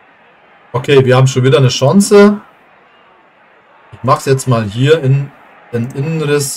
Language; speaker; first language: German; native; German